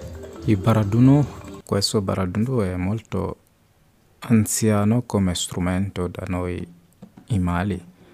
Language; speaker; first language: Italian; non-native, fluent; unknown